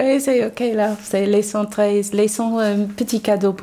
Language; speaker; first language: French; non-native, learner; English